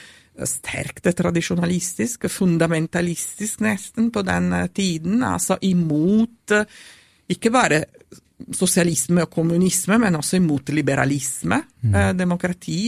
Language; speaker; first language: Norwegian; non-native, fluent; Italian